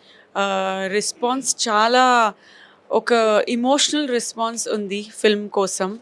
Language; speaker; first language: Telugu; non-native, learner; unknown